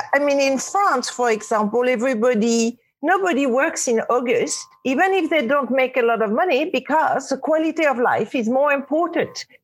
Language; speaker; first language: English; non-native, fluent; Arabic